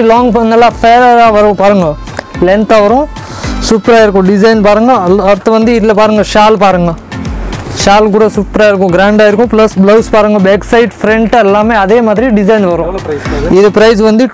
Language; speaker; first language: Tamil; native; Tamil